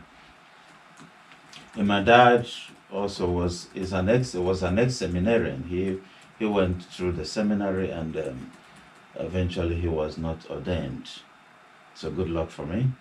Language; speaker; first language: English; non-native, local second language; Igbo